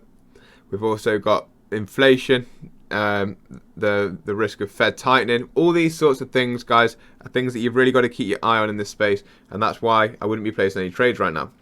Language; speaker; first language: English; native; English